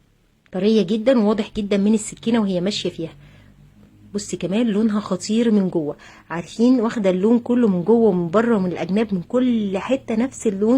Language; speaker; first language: Arabic; native; Arabic